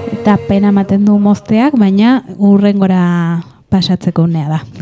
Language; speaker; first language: Basque; native; Basque